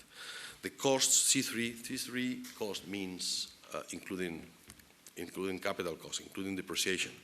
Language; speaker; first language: English; non-native, fluent; Spanish